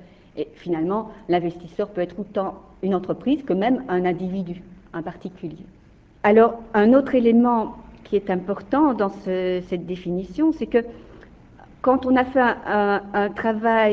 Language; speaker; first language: French; native; French